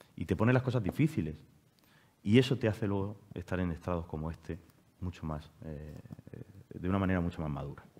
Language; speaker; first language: Spanish; native; Spanish